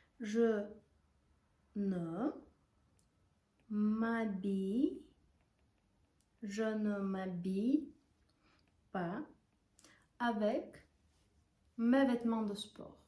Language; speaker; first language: French; non-native, fluent; Ukrainian